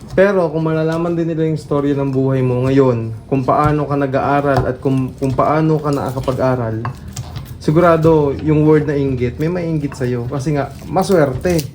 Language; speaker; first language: Filipino; native; Filipino